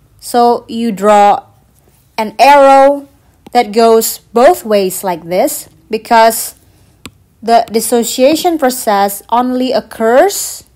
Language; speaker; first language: English; non-native, fluent; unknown